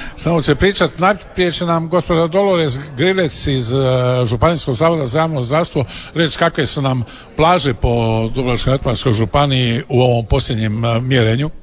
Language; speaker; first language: Croatian; native; Croatian